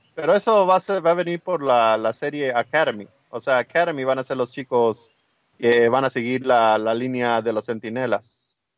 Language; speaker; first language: Spanish; early bilingual, heritage; Spanish